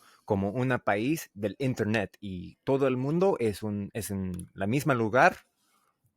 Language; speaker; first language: Spanish; non-native, learner; English